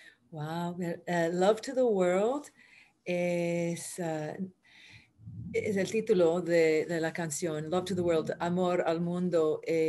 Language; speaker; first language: Spanish; early bilingual, heritage; Spanish